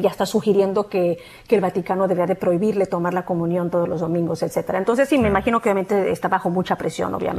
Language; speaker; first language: Spanish; native; Spanish